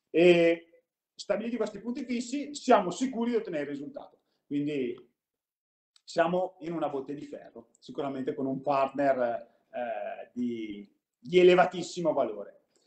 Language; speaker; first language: Italian; native; Italian